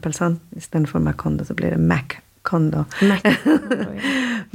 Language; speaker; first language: Norwegian; non-native, fluent; Spanish